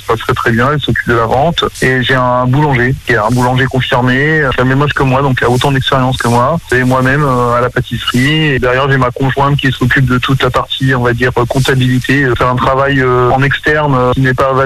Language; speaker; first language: French; native; French